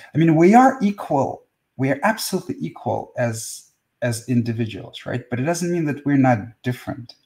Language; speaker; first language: English; non-native, fluent; Russian